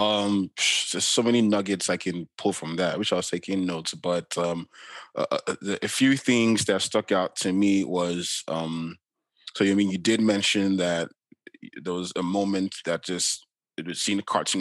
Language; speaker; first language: English; non-native, local second language; Yoruba